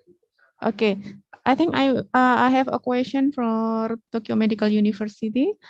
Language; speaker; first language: English; non-native, learner; Indonesian